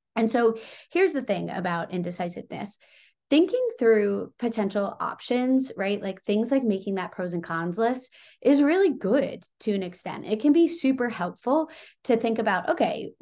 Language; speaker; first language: English; native; English